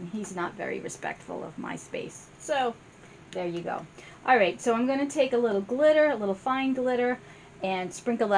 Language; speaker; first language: English; native; English